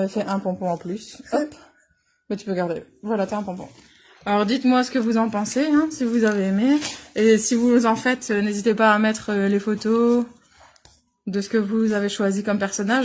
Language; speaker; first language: French; native; French